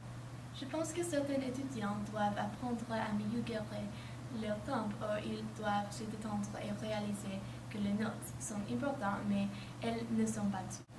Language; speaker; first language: French; non-native, learner; English